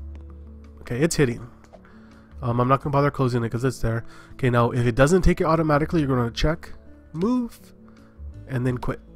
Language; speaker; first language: English; native; English